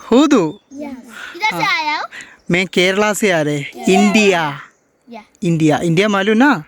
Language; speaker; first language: Hindi; non-native, local second language; Malayalam